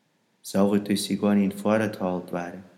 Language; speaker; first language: German; non-native, learner; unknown